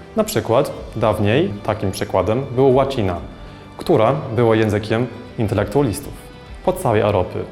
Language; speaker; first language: Polish; non-native, fluent; English